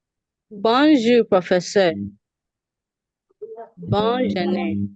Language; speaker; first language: French; non-native, learner; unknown